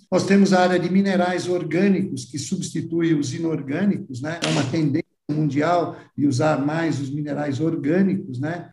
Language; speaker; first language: Portuguese; early bilingual, other home language; Italian